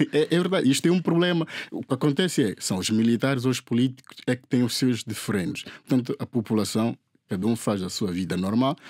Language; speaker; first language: Portuguese; non-native, local second language; Upper Guinea Crioulo